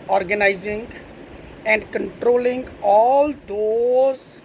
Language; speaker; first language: English; non-native, local second language; Punjabi